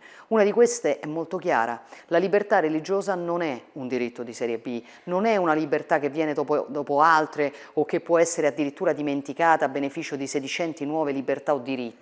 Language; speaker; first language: Italian; native; Italian